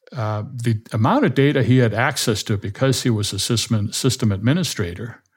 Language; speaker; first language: English; non-native, fluent; Danish